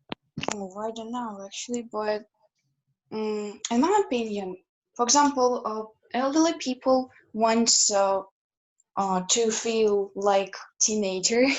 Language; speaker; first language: English; non-native, learner; Russian